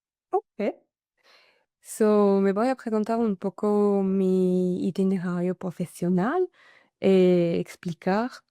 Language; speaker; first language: Spanish; non-native, fluent; French